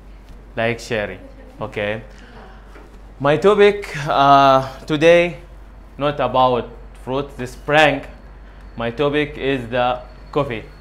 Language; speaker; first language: English; non-native, learner; Arabic